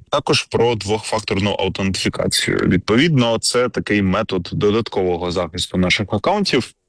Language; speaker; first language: Ukrainian; native; Ukrainian